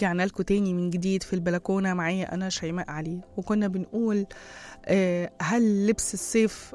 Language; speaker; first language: Arabic; native; Arabic